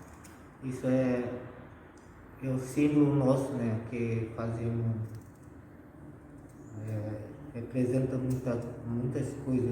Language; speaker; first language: Portuguese; non-native, local second language; Guarani